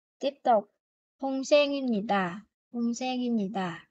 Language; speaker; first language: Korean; non-native, fluent; Vietnamese